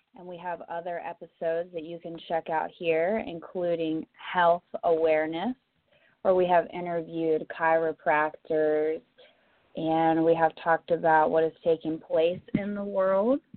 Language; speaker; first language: English; native; English